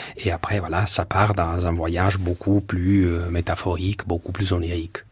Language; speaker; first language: French; non-native, fluent; Italian